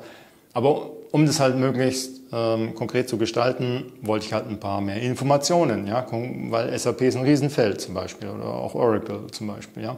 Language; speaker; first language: German; native; German